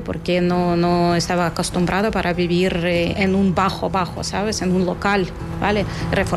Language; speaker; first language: Spanish; non-native, fluent; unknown